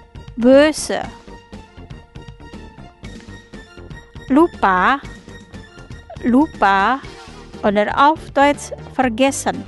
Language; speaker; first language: German; non-native, fluent; Indonesian